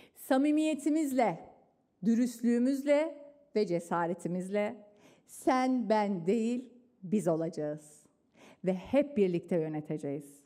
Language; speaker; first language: Turkish; native; Turkish